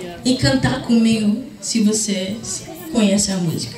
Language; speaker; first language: Portuguese; early bilingual, heritage; Portuguese